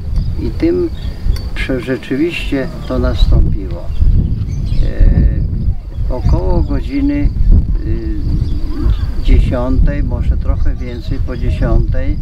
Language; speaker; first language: Polish; native; Polish